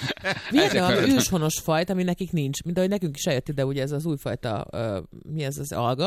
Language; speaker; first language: Hungarian; native; Hungarian